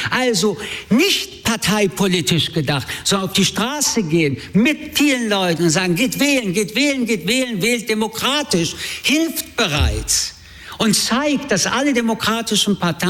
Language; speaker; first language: German; early bilingual, other home language; French